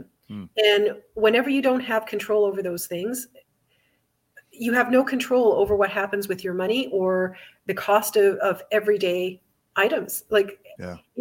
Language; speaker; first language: English; native; English